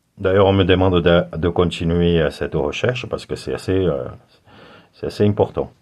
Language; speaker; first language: French; non-native, fluent; Portuguese